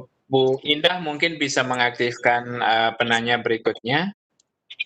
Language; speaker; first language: Indonesian; native; Indonesian